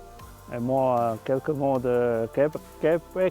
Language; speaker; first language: French; non-native, learner; German